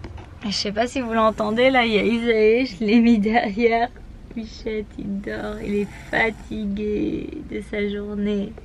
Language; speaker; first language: French; native; French